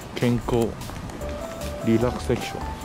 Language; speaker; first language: Japanese; native; Japanese